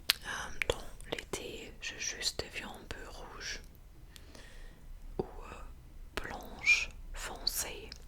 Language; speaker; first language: French; non-native, fluent; English